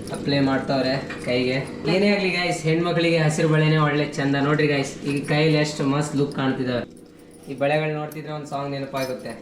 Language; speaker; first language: Kannada; native; Kannada